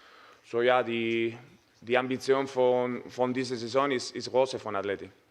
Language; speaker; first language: German; non-native, fluent; Spanish